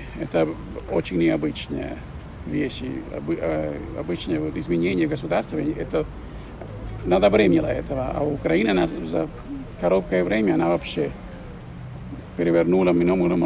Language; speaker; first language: Russian; non-native, fluent; Spanish